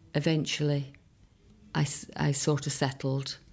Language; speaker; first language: English; early bilingual, other home language; Irish